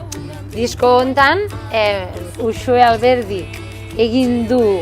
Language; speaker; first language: Basque; non-native, local second language; Catalan